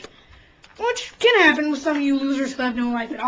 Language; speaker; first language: English; native; English